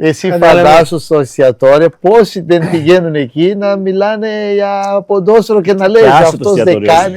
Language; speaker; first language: Greek; non-native, fluent; Portuguese